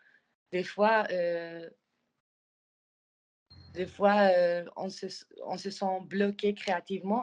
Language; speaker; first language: French; non-native, fluent; Spanish